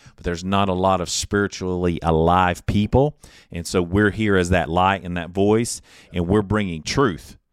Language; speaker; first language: English; native; English